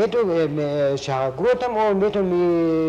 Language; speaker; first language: Hebrew; non-native, fluent; German